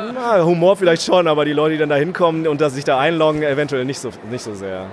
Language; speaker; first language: German; native; German